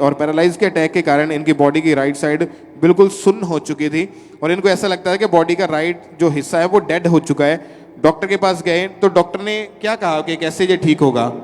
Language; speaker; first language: Hindi; native; Hindi